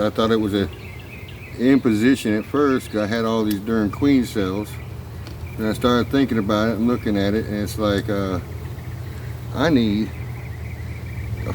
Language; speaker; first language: English; native; English